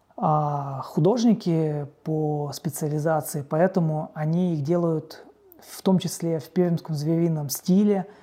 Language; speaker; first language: Russian; native; Russian